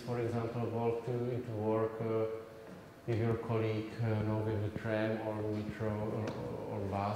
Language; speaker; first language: English; non-native, learner; Czech